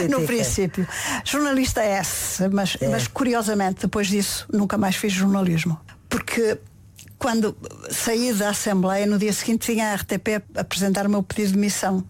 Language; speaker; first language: Portuguese; native; Portuguese